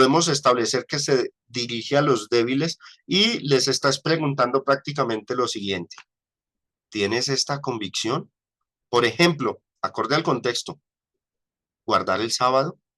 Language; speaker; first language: Spanish; native; Spanish